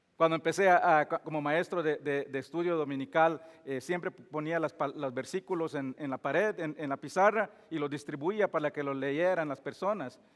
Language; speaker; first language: Spanish; non-native, fluent; English